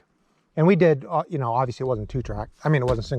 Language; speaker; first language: English; native; English